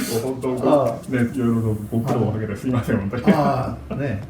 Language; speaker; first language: Japanese; native; Japanese